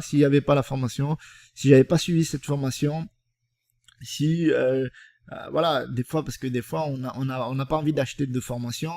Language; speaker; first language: French; native; French